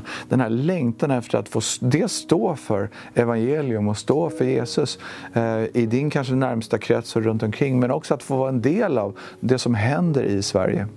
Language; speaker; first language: Swedish; native; Swedish